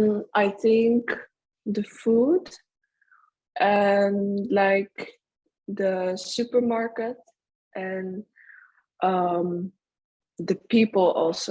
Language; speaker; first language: English; non-native, fluent; Dutch